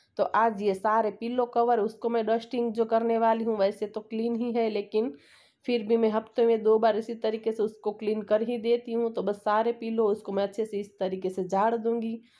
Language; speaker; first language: Hindi; non-native, local second language; Gujarati